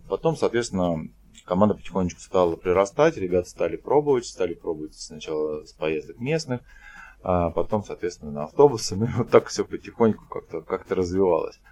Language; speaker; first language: Russian; native; Russian